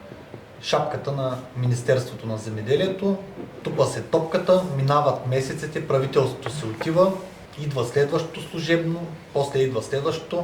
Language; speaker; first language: Bulgarian; native; Bulgarian